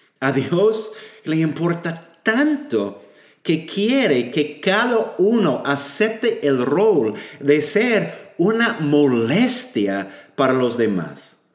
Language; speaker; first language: Spanish; non-native, fluent; English